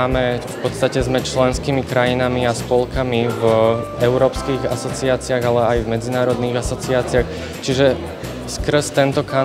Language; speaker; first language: Slovak; native; Slovak